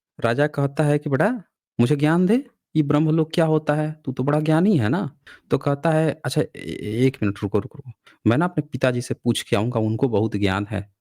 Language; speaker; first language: Hindi; native; Hindi